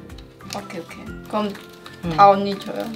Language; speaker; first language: Korean; non-native, learner; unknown